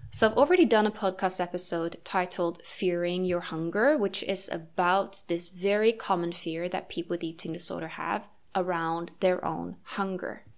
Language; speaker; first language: English; non-native, fluent; Norwegian